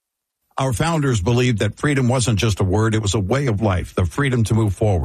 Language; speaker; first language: English; native; English